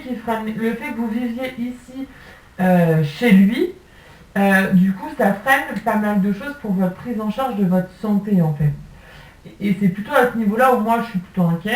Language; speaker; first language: French; native; French